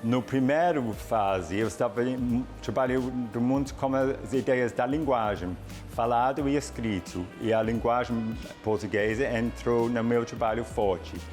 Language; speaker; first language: Portuguese; non-native, fluent; English